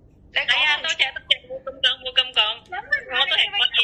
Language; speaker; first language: Cantonese; non-native, learner; Indonesian